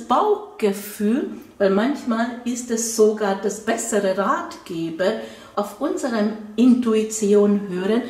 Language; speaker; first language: German; non-native, fluent; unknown